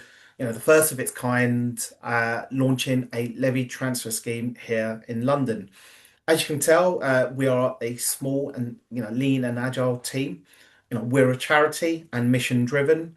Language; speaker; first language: English; native; English